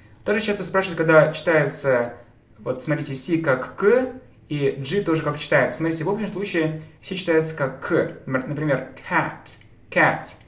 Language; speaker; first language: Russian; native; Russian